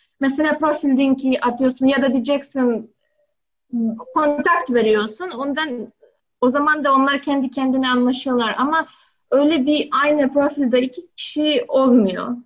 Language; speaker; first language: Turkish; non-native, learner; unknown